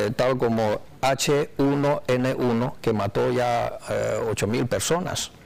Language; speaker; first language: Spanish; non-native, fluent; Chinese